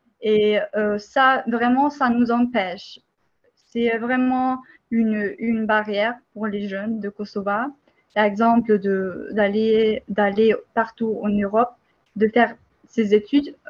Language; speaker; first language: French; non-native, fluent; Albanian